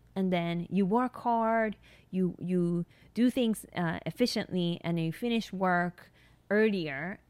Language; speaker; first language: English; non-native, fluent; Japanese